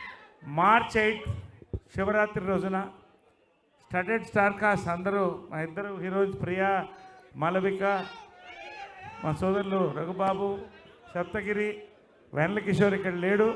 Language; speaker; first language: Telugu; native; Telugu